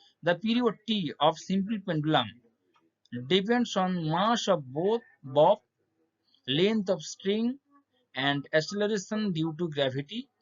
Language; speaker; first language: English; non-native, local second language; Bangla